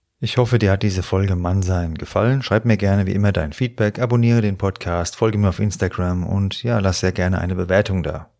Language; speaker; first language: German; native; German